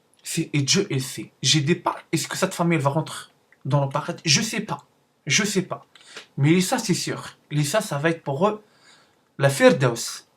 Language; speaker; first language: French; non-native, learner; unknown